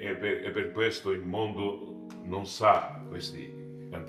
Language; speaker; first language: Italian; non-native, learner; Georgian